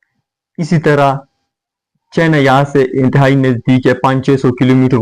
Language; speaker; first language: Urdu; non-native, fluent; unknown